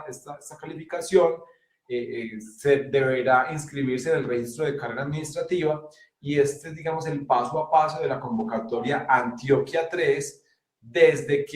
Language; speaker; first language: Spanish; native; Spanish